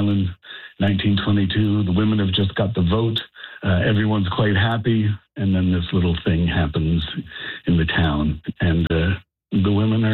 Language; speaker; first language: English; native; English